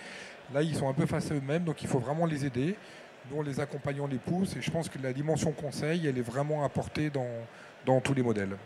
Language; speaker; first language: French; native; French